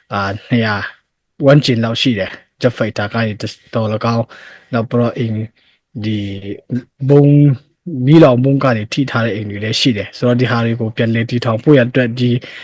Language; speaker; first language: Burmese; non-native, local second language; Hakha Chin